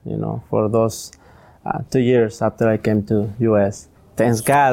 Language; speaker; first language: English; non-native, learner; Spanish